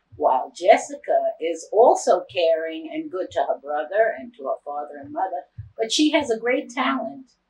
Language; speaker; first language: English; native; English